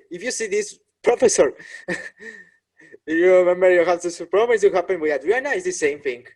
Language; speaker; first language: English; non-native, learner; Spanish